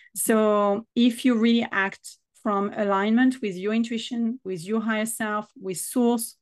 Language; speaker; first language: English; non-native, fluent; French